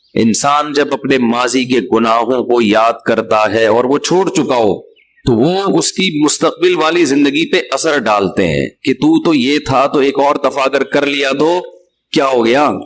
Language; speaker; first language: Urdu; native; Urdu